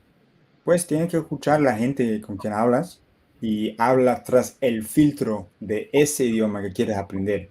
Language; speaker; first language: Spanish; non-native, fluent; English